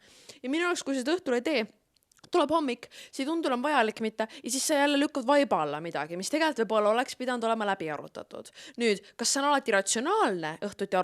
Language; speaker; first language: Estonian; native; Estonian